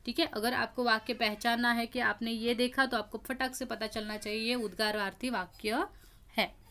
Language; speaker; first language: Hindi; non-native, local second language; Marathi